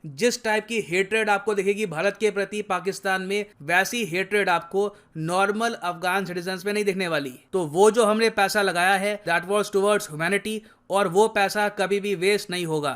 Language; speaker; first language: Hindi; native; Hindi